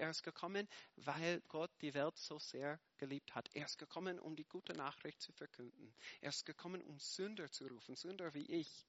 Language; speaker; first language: German; non-native, fluent; English